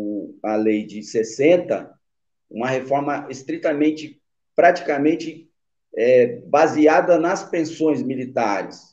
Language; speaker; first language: Portuguese; native; Portuguese